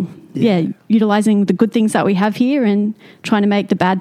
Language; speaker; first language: English; native; English